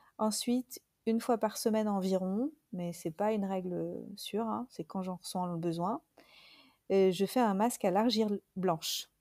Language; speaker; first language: French; native; French